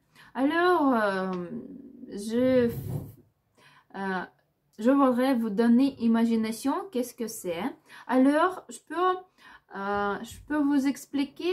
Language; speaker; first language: French; non-native, learner; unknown